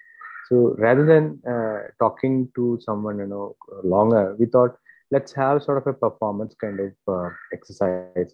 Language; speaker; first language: English; non-native, local second language; Malayalam